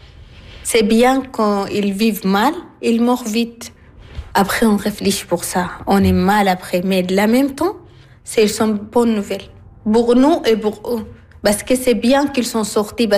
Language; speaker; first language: French; non-native, learner; Arabic